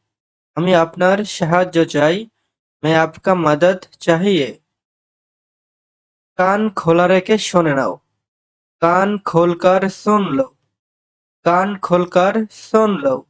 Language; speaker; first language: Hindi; non-native, fluent; Bangla